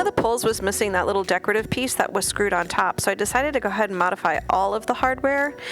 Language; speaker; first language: English; native; English